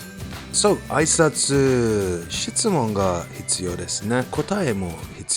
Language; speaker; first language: Japanese; non-native, fluent; English